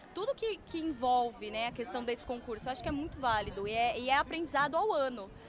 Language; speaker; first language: Portuguese; native; Portuguese